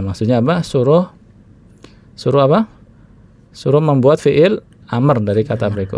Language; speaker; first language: Indonesian; native; Indonesian